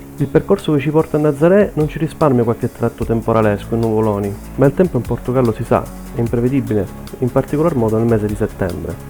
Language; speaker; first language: Italian; native; Italian